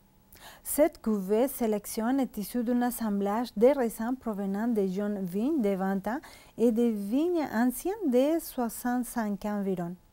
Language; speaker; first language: French; non-native, fluent; Spanish